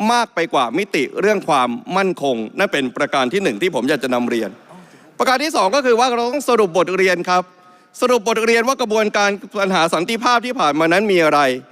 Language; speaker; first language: Thai; native; Thai